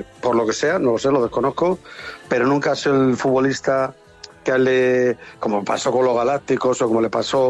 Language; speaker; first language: Spanish; native; Spanish